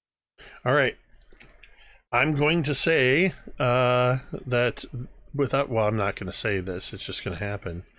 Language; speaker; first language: English; native; English